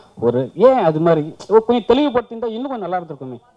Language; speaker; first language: Tamil; native; Tamil